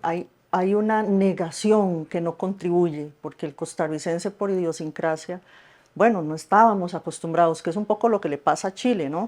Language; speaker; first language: Spanish; native; Spanish